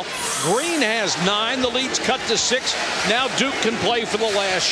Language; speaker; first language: English; native; English